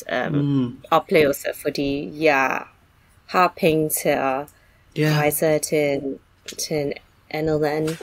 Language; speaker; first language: Danish; non-native, fluent; English